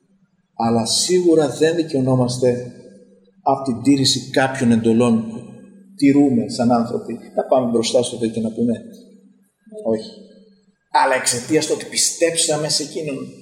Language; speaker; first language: Greek; native; Greek